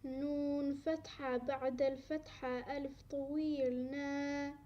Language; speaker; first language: Arabic; non-native, learner; Somali